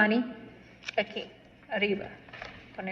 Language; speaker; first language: Spanish; non-native, learner; English